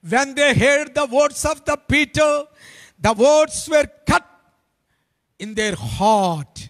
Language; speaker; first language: English; non-native, local second language; Telugu